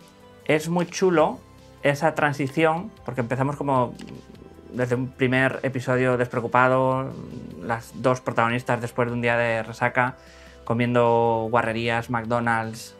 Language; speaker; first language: Spanish; native; Spanish